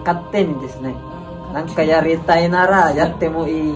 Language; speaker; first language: Japanese; non-native, learner; Indonesian